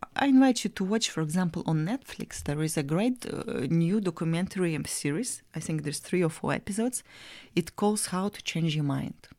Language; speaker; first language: English; non-native, fluent; Russian